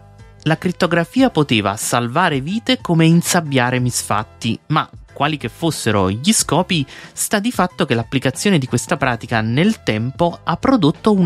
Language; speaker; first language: Italian; native; Italian